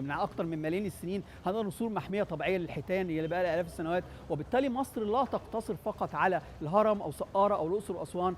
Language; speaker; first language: Egyptian Arabic; native; Egyptian Arabic